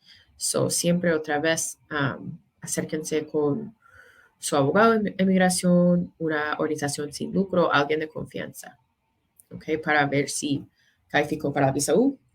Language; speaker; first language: Spanish; non-native, fluent; English